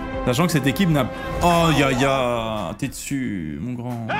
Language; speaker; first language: French; native; French